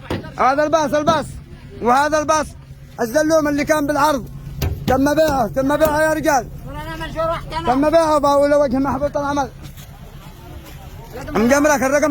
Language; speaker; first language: Arabic; native; Arabic